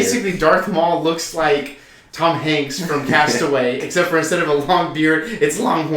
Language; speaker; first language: English; native; English